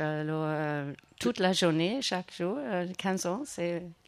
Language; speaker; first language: French; non-native, fluent; English